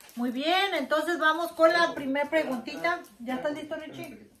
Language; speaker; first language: Spanish; native; Spanish